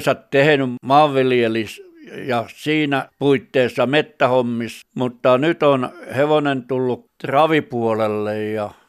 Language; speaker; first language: Finnish; native; Finnish